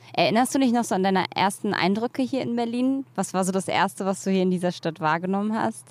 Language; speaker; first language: German; native; German